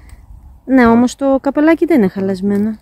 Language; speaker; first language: Greek; native; Greek